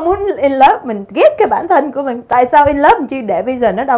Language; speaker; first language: Vietnamese; native; Vietnamese